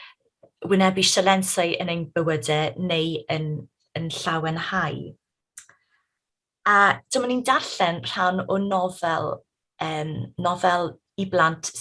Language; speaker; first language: Welsh; native; Welsh